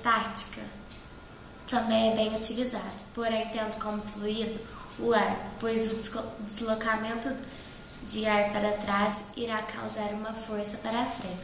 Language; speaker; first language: Portuguese; native; Portuguese